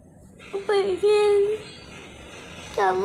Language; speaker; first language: Vietnamese; non-native, learner; Indonesian